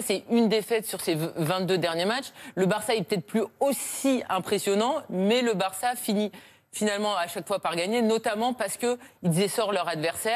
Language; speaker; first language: French; native; French